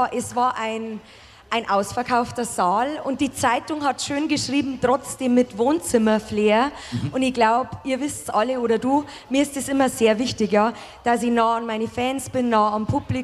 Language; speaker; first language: German; native; German